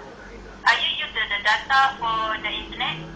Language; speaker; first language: English; non-native, learner; Malay